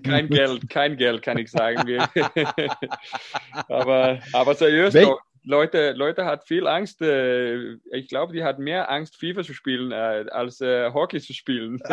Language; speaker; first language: German; non-native, fluent; Danish